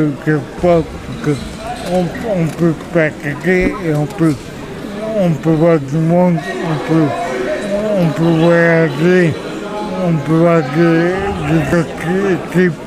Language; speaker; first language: French; early bilingual, other home language; Gujarati